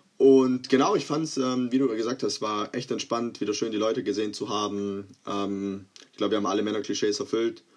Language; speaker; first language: German; early bilingual, other home language; Croatian